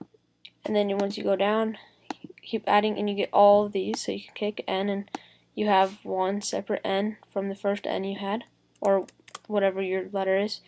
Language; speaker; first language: English; native; English